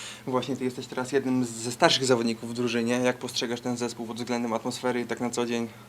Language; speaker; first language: Polish; native; Polish